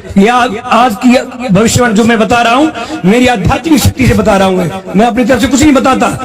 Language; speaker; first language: Hindi; native; Hindi